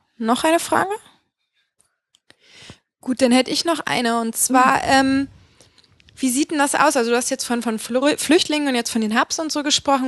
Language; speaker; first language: German; native; German